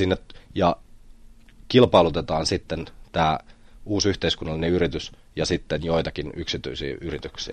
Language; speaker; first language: Finnish; native; Finnish